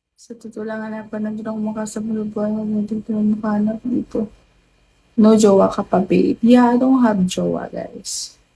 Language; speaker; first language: Filipino; non-native, local second language; Cebuano